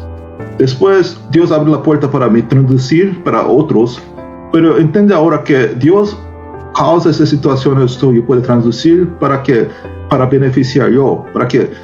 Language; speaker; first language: Spanish; non-native, learner; Korean